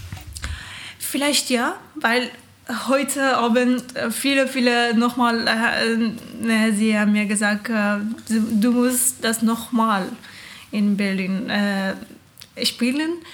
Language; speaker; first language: German; non-native, learner; Persian